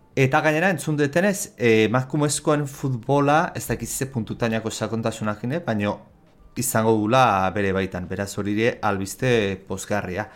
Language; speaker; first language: Basque; native; Basque